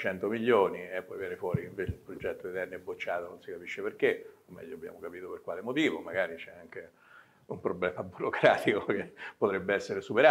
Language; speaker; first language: Italian; native; Italian